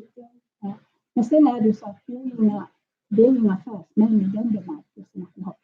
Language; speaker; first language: Swedish; native; Swedish